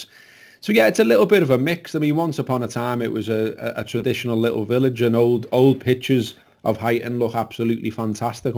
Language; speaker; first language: English; native; English